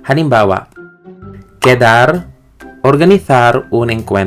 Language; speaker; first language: Spanish; non-native, learner; Filipino